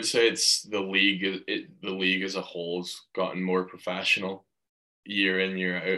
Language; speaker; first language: English; native; English